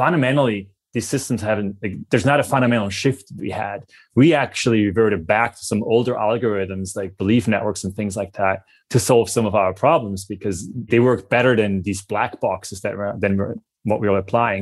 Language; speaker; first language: English; non-native, fluent; German